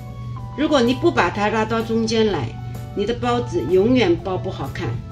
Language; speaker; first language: Chinese; native; Chinese